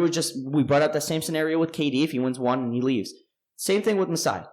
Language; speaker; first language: English; native; English